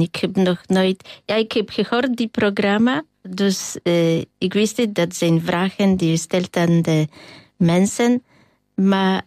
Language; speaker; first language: Dutch; non-native, learner; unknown